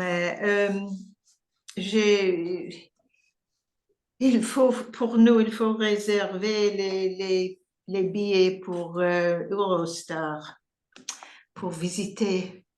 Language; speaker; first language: French; non-native, learner; English